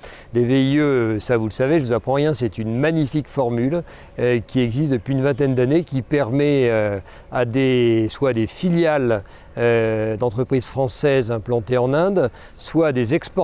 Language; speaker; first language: French; native; French